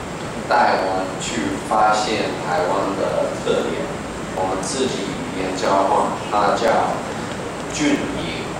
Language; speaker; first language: Chinese; non-native, fluent; English